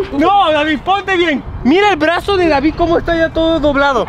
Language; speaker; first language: Spanish; native; Spanish